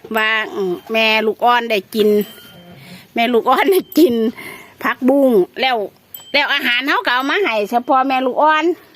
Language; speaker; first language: Thai; native; Thai